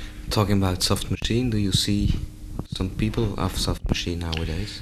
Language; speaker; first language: English; non-native, fluent; Dutch